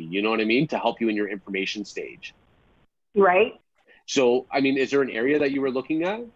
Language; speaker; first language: English; native; English